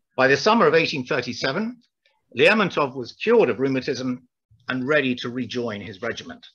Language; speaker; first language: English; native; English